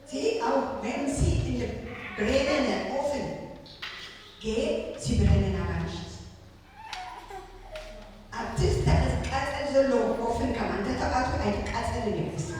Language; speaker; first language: German; non-native, learner; Tigrinya